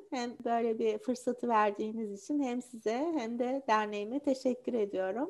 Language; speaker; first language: Turkish; native; Turkish